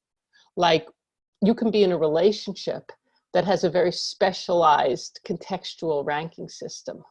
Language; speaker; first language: English; native; English